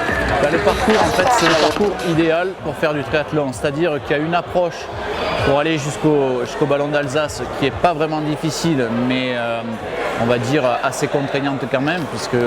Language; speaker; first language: French; native; French